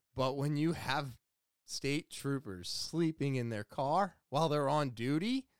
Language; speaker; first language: English; native; English